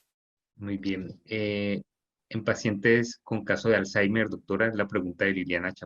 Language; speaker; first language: Spanish; native; Spanish